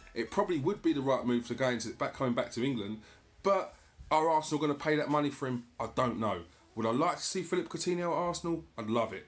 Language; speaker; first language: English; native; English